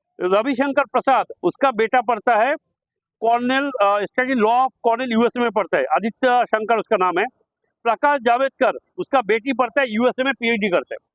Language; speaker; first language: Hindi; non-native, local second language; Bangla